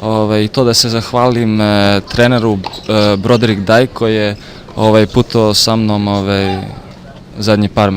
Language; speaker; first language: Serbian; early bilingual, heritage; Serbian